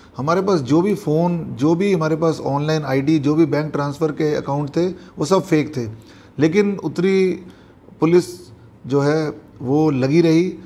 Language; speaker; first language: Hindi; native; Hindi